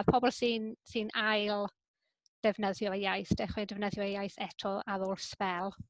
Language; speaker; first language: Welsh; non-native, local second language; English